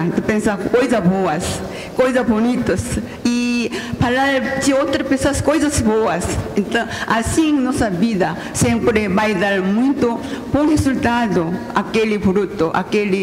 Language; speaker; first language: Portuguese; non-native, learner; Korean